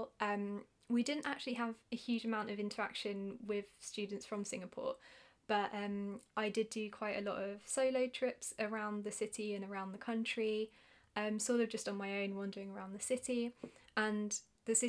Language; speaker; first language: English; native; English